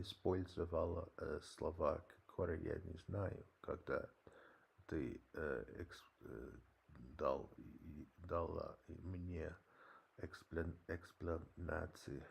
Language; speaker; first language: Russian; non-native, learner; English